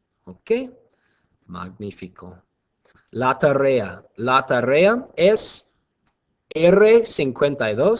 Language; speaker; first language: Spanish; non-native, fluent; English